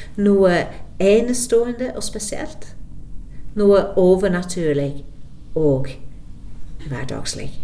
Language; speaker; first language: Norwegian; non-native, fluent; English